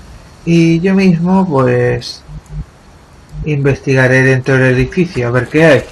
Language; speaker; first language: Spanish; native; Spanish